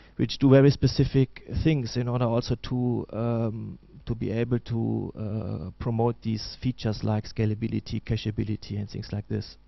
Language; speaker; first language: English; non-native, fluent; German